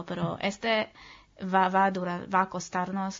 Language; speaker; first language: Spanish; non-native, fluent; Hebrew